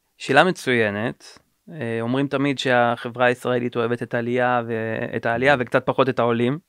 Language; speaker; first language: Hebrew; native; Hebrew